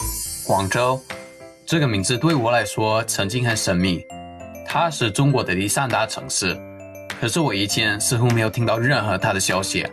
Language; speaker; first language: Chinese; non-native, fluent; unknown